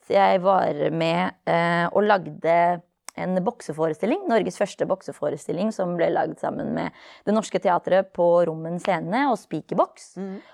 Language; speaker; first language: Norwegian; early bilingual, other home language; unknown